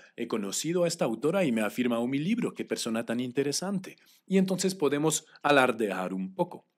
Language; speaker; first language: Spanish; non-native, fluent; English